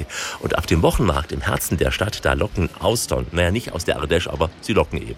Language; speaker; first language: German; native; German